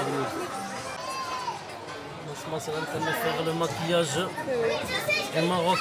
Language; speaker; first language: French; native; French